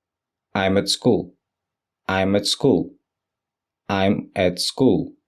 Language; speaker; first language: English; non-native, fluent; Russian